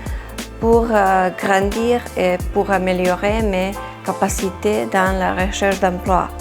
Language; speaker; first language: French; non-native, fluent; Serbian